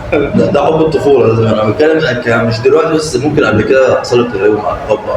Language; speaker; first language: Arabic; native; Arabic